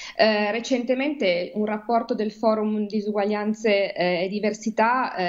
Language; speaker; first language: Italian; native; Italian